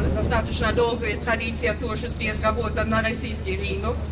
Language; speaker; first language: Russian; non-native, learner; Swedish